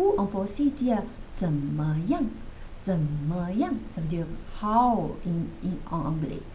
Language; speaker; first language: French; non-native, fluent; Chinese